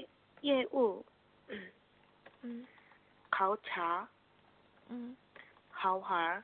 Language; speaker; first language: Chinese; non-native, learner; Korean